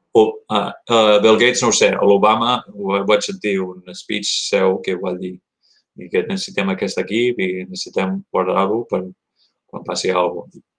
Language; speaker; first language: Catalan; early bilingual, heritage; Catalan